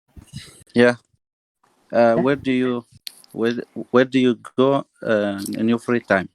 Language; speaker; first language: English; non-native, learner; Arabic